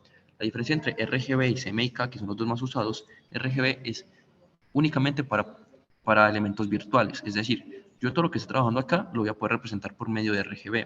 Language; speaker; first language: Spanish; native; Spanish